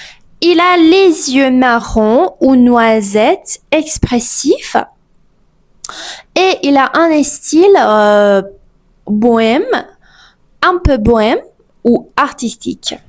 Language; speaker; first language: French; non-native, fluent; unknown